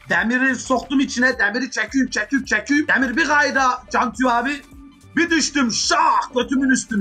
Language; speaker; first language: Turkish; early bilingual, heritage; Turkish